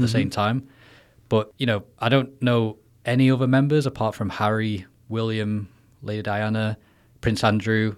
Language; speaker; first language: English; native; English